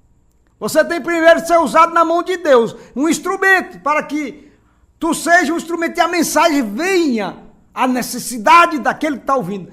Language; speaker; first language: Portuguese; native; Portuguese